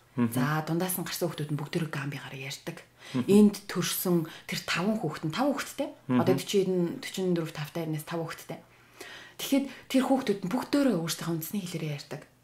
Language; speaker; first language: Mongolian; native; Mongolian